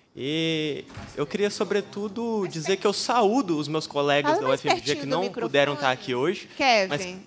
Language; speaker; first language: Portuguese; native; Portuguese